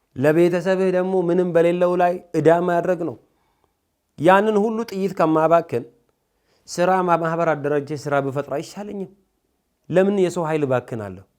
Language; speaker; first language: Amharic; non-native, local second language; Oromo